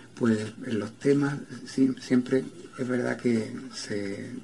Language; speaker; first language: Spanish; native; Spanish